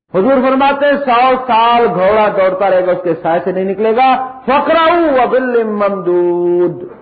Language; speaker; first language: Urdu; native; Urdu